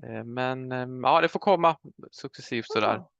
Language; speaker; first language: Swedish; native; Swedish